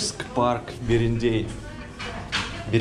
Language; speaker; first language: English; non-native, fluent; Russian